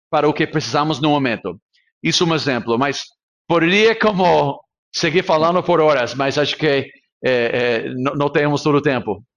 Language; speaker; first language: Portuguese; non-native, fluent; English